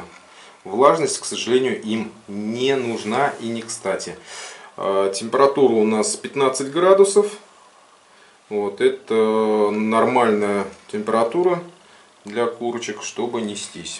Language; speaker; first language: Russian; native; Russian